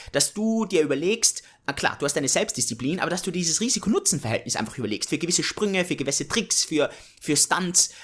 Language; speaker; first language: German; native; German